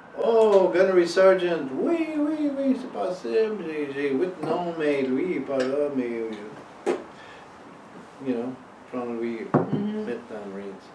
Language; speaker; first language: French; non-native, learner; English